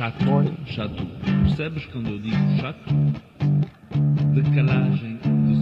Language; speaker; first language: Portuguese; early bilingual, heritage; French